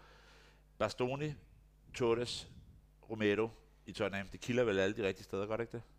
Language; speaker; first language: Danish; native; Danish